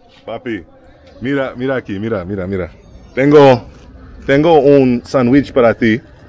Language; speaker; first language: Spanish; non-native, learner; English